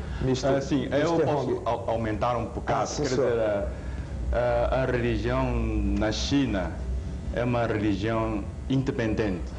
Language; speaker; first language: Portuguese; non-native, fluent; Chinese